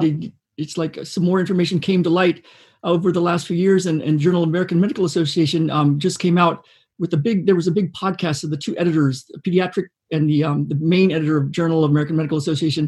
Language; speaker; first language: English; native; English